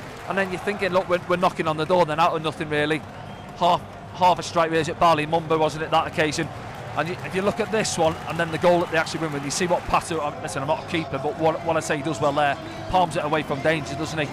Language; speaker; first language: English; native; English